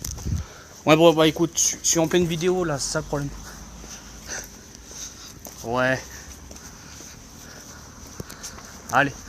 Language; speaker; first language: French; native; French